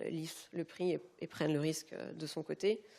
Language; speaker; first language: French; native; French